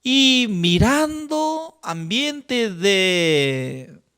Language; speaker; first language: Spanish; non-native, fluent; Korean